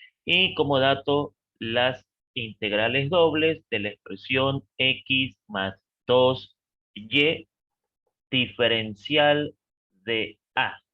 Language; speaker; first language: Spanish; native; Spanish